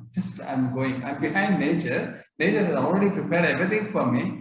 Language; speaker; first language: English; non-native, local second language; Kannada